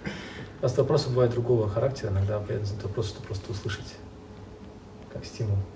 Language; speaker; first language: Russian; native; Russian